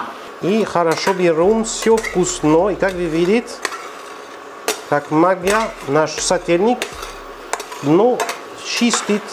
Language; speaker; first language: Russian; non-native, learner; French